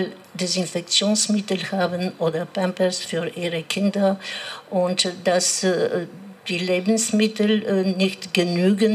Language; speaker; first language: German; non-native, learner; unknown